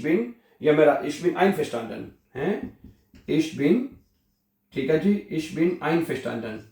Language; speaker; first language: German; non-native, fluent; Urdu